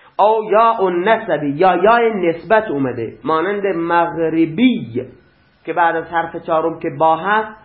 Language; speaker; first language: Persian; native; Persian